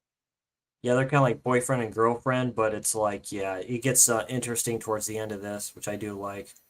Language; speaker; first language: English; native; English